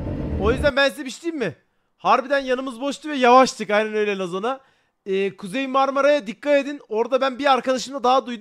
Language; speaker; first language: Turkish; native; Turkish